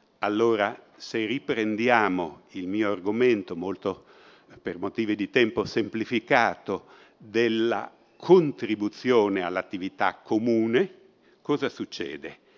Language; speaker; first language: Italian; native; Italian